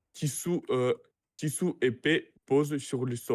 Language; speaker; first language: French; non-native, learner; Russian